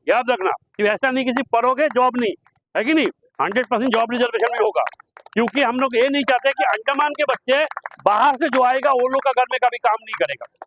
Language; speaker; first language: Hindi; non-native, local second language; Bangla